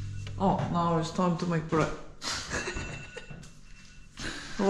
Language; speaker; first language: English; non-native, learner; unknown